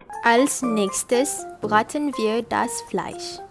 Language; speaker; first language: German; non-native, learner; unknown